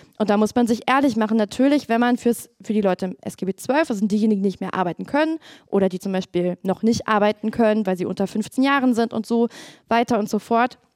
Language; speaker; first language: German; native; German